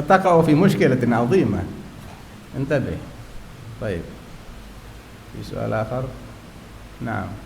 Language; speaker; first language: Arabic; non-native, fluent; Indonesian